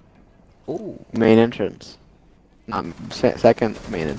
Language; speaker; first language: English; native; English